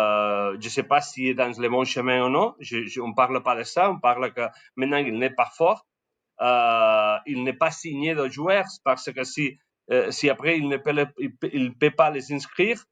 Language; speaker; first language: French; non-native, learner; Spanish